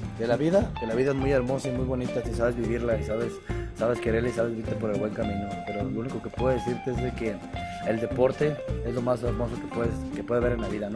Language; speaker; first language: Spanish; native; Spanish